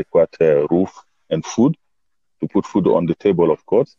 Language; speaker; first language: English; non-native, fluent; Bambara